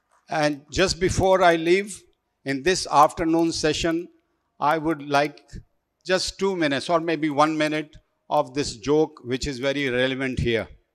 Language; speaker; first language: English; non-native, local second language; Urdu